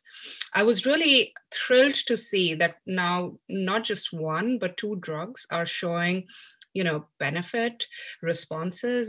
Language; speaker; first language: English; non-native, local second language; Hindi